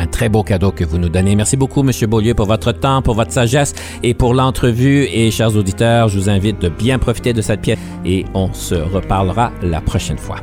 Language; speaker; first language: French; native; French